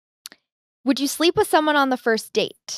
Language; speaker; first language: English; native; English